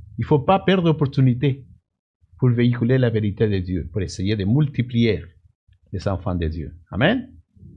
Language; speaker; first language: French; non-native, fluent; Spanish